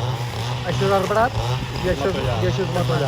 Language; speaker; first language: Catalan; native; Catalan